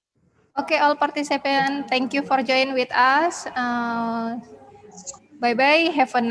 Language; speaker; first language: English; non-native, learner; Indonesian